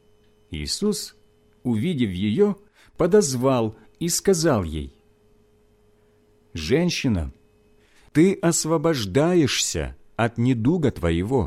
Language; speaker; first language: Russian; native; Russian